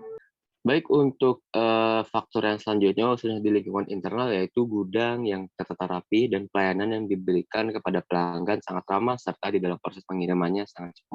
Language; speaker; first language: Indonesian; native; Indonesian